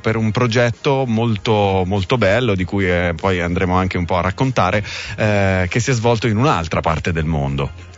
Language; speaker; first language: Italian; native; Italian